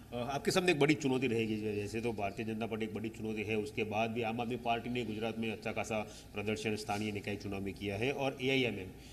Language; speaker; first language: Hindi; non-native, local second language; Gujarati